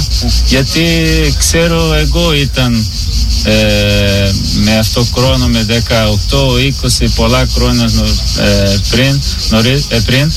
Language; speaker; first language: Greek; non-native, learner; Portuguese